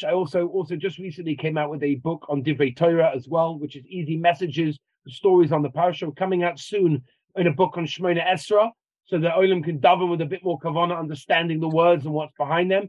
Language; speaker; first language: English; native; English